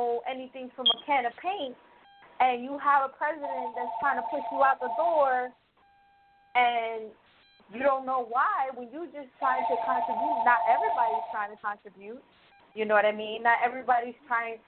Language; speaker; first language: English; early bilingual, other home language; Spanish